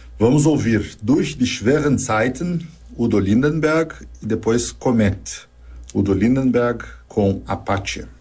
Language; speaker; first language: Portuguese; native; Portuguese